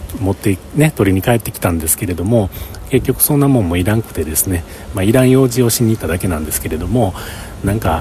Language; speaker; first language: Japanese; native; Japanese